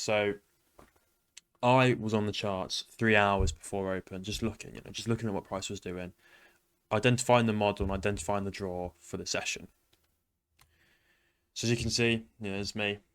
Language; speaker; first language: English; native; English